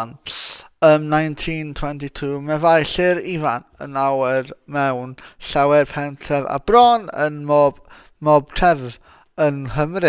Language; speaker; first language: Welsh; non-native, local second language; English